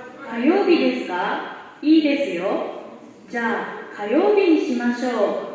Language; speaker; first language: Japanese; non-native, learner; Indonesian